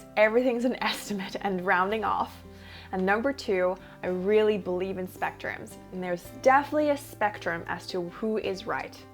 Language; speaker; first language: English; early bilingual, other home language; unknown